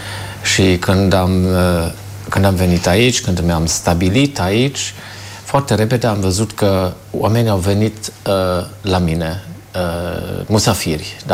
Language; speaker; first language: Romanian; non-native, fluent; German